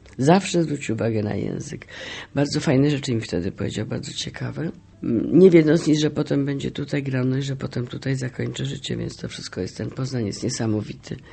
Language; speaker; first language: Polish; native; Polish